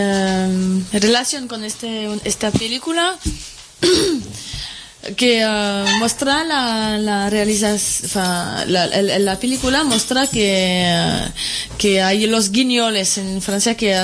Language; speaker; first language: Spanish; non-native, fluent; French